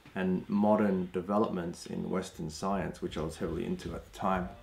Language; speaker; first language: English; native; English